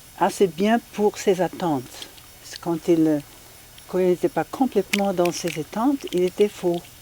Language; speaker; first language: French; non-native, fluent; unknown